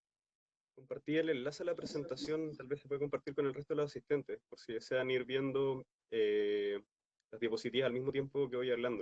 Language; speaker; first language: Spanish; native; Spanish